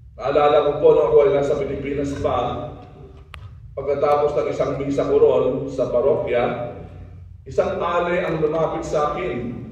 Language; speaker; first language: Filipino; non-native, local second language; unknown